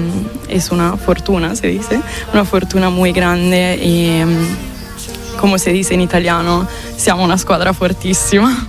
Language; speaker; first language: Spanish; non-native, fluent; Italian